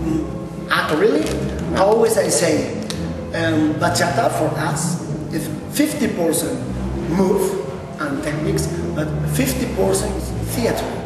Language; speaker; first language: English; non-native, local second language; Spanish